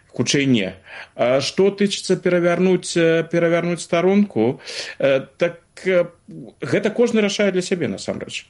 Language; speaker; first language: Belarusian; non-native, local second language; Russian